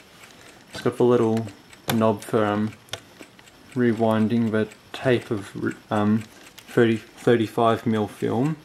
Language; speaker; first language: English; native; English